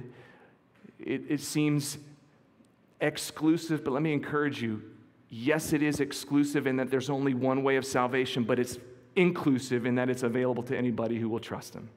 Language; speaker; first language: English; native; English